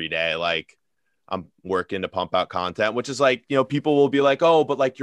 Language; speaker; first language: English; native; English